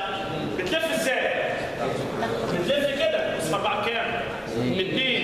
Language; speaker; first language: Arabic; native; Arabic